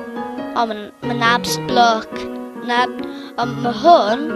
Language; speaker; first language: Welsh; non-native, local second language; English